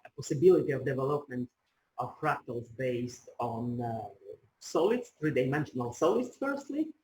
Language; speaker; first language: English; non-native, fluent; Ukrainian